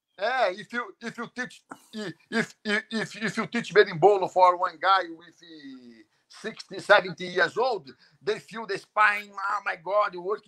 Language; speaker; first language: English; non-native, learner; Portuguese